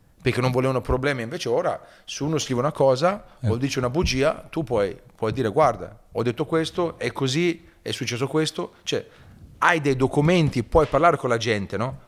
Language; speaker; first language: Italian; early bilingual, heritage; Italian